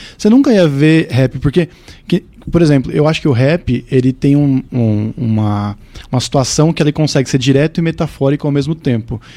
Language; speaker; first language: Portuguese; native; Portuguese